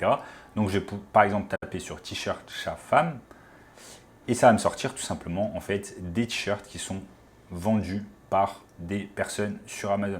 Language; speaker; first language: French; native; French